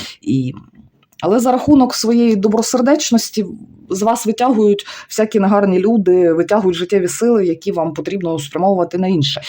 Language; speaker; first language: Ukrainian; non-native, local second language; Russian